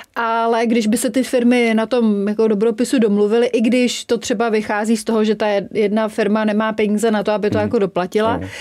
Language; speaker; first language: Czech; native; Czech